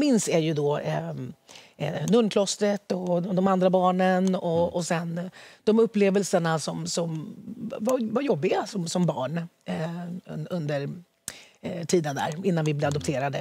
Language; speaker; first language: Swedish; early bilingual, other home language; Spanish